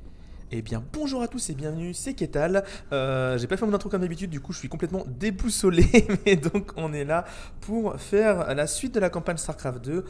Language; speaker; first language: French; native; French